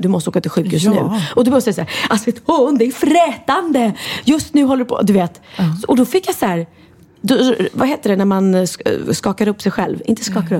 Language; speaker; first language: Swedish; native; Swedish